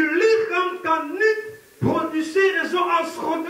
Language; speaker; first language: Dutch; non-native, fluent; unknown